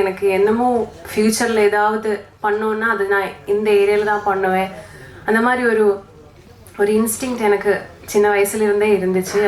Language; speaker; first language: Tamil; non-native, fluent; Malayalam